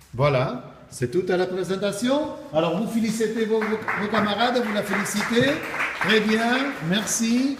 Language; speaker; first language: French; non-native, fluent; Spanish